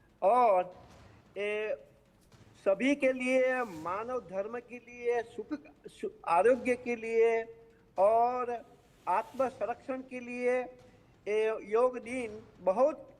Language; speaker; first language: Hindi; non-native, local second language; Gujarati